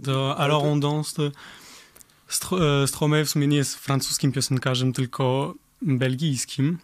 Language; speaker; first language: Polish; early bilingual, heritage; Polish